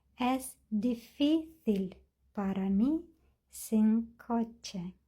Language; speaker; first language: Spanish; non-native, fluent; Ukrainian